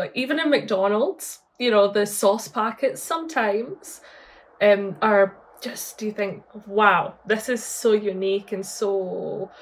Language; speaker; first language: English; native; English